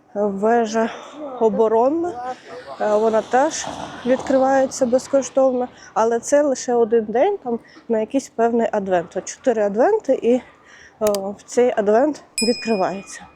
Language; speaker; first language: Ukrainian; non-native, local second language; Russian